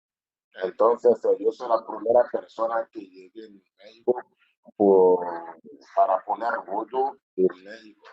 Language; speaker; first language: Spanish; non-native, learner; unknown